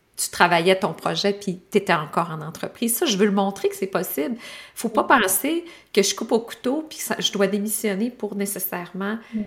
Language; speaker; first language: French; native; French